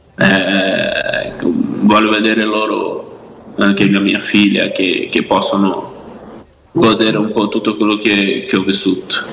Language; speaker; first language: Italian; non-native, fluent; Portuguese